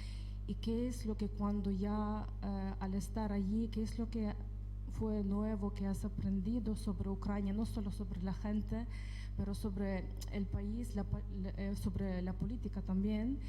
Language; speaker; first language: Spanish; non-native, fluent; Ukrainian